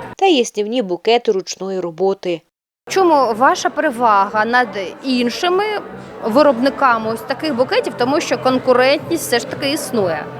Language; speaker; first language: Ukrainian; native; Ukrainian